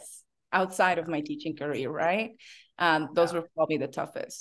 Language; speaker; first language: English; non-native, fluent; Spanish